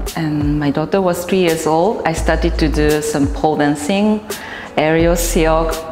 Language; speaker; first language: English; non-native, fluent; Japanese